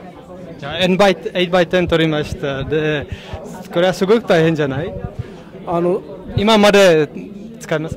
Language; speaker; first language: Japanese; non-native, learner; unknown